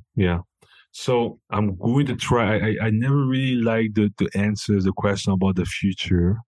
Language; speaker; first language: English; non-native, local second language; French